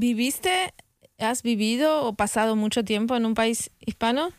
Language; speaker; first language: Spanish; native; Spanish